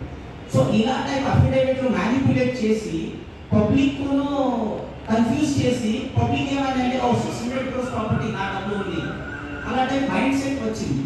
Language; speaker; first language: Telugu; non-native, local second language; Urdu